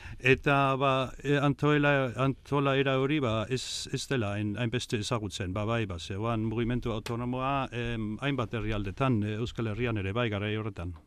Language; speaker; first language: Basque; non-native, fluent; German